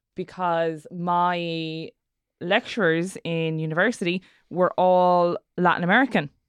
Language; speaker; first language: English; native; English